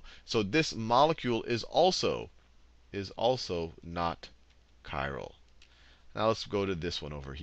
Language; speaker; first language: English; native; English